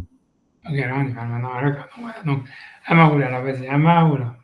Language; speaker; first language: French; native; French